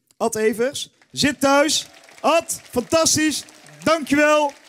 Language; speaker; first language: Dutch; native; Dutch